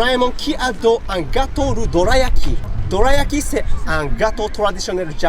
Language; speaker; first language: French; non-native, learner; Japanese